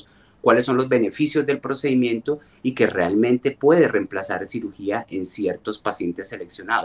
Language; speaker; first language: Spanish; native; Spanish